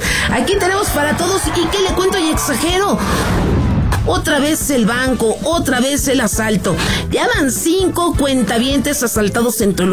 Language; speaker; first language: Spanish; native; Spanish